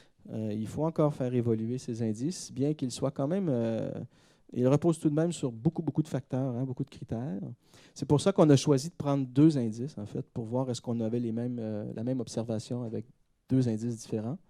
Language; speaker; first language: French; native; French